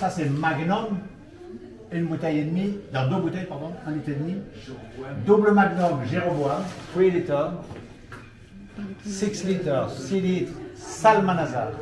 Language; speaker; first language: French; native; French